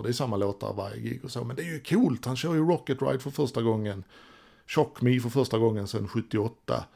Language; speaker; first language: Swedish; native; Swedish